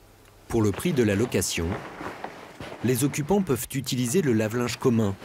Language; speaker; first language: French; native; French